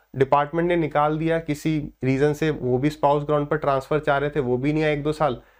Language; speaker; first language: Hindi; native; Hindi